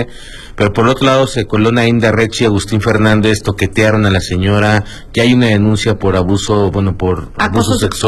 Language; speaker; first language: Spanish; native; Spanish